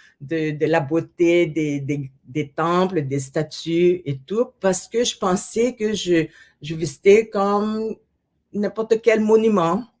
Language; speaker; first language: French; non-native, fluent; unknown